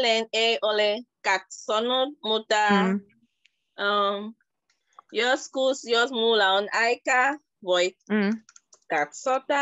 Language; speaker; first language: Finnish; non-native, learner; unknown